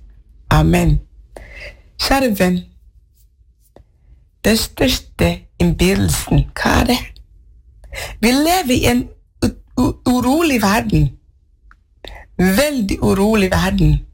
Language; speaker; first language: Norwegian; non-native, fluent; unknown